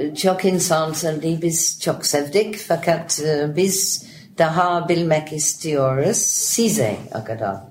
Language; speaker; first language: Turkish; non-native, learner; English